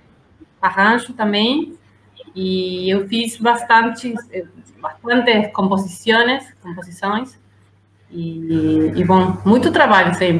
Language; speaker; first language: Portuguese; non-native, learner; Spanish